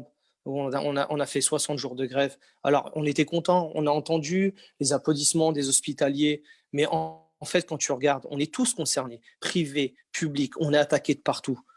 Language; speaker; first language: French; native; French